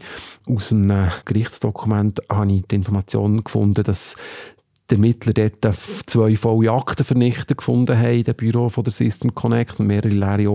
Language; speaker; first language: German; native; German